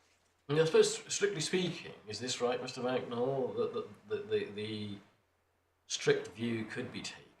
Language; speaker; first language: English; native; English